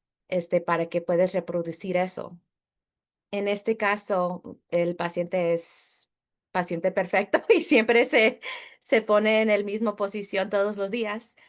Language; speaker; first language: Spanish; early bilingual, heritage; Spanish